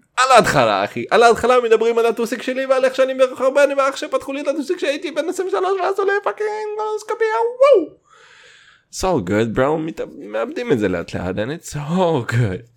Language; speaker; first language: Hebrew; non-native, fluent; Russian